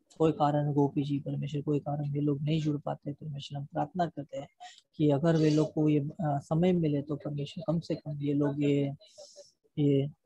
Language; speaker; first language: Hindi; native; Hindi